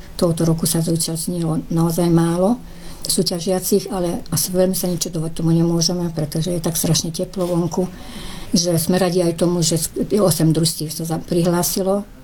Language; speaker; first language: Slovak; early bilingual, heritage; Slovak